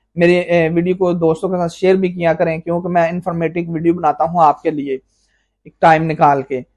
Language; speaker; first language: Urdu; non-native, local second language; Punjabi